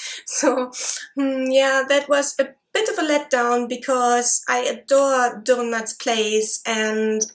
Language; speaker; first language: English; non-native, fluent; German